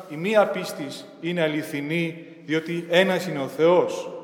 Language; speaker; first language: Greek; native; Greek